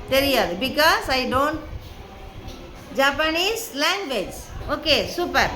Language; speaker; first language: English; non-native, local second language; Tamil